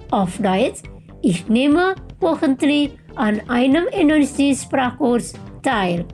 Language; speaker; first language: German; non-native, fluent; Indonesian